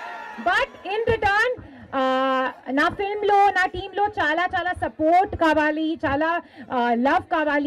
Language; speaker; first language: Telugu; non-native, learner; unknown